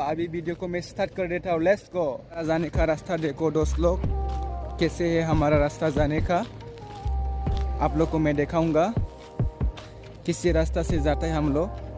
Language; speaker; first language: Hindi; non-native, local second language; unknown